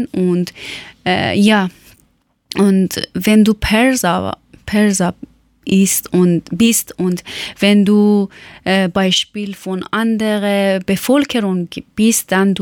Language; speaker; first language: German; non-native, learner; Persian